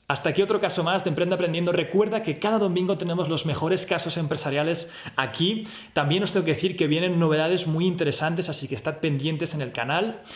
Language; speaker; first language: Spanish; native; Spanish